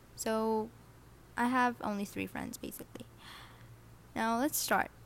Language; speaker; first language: English; non-native, fluent; Arabic